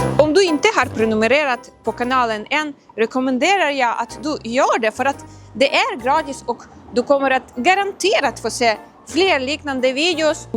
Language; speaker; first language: Swedish; non-native, fluent; Ukrainian